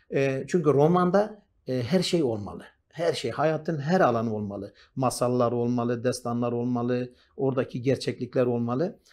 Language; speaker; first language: Turkish; non-native, local second language; Kurdish